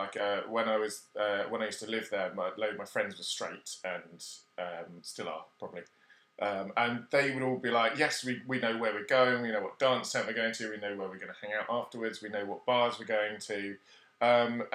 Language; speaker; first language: English; native; English